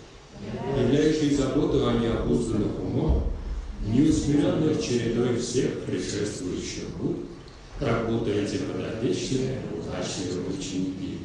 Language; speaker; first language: Russian; native; Russian